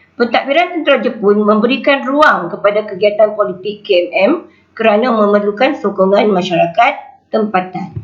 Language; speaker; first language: Malay; native; Malay